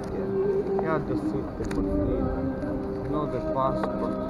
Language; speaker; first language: English; non-native, learner; Russian